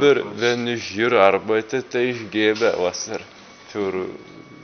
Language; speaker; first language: German; non-native, learner; Lithuanian